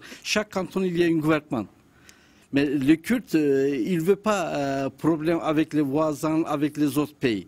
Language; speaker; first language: French; non-native, learner; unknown